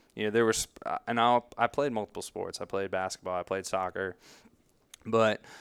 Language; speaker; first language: English; native; English